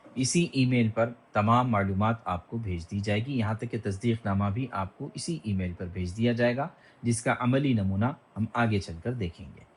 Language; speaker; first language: Urdu; native; Urdu